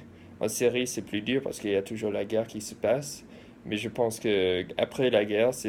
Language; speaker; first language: French; early bilingual, heritage; English